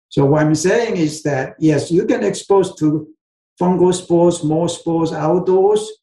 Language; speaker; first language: English; non-native, fluent; Chinese